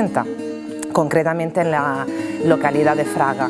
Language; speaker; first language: Spanish; non-native, fluent; Italian